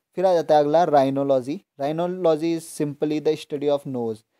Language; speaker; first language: Hindi; native; Hindi